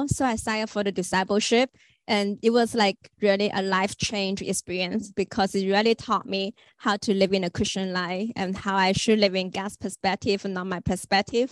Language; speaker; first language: English; non-native, fluent; Chinese